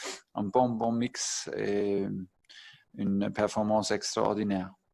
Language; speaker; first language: French; non-native, fluent; German